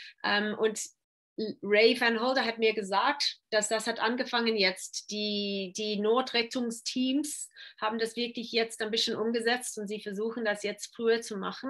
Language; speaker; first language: German; non-native, fluent; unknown